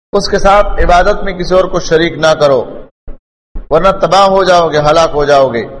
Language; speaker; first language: Urdu; non-native, local second language; Pashto